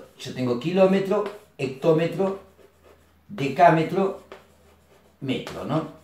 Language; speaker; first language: Spanish; native; Spanish